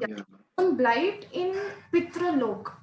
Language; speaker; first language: German; non-native, learner; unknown